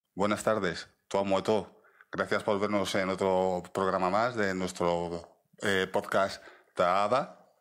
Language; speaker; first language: Spanish; native; Spanish